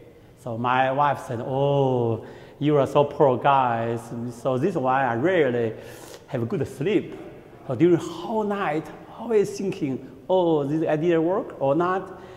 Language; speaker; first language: English; non-native, learner; Chinese